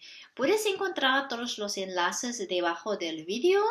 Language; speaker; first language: Spanish; non-native, fluent; Portuguese